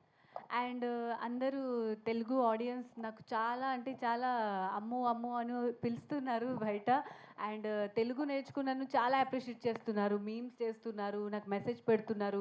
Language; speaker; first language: Telugu; non-native, learner; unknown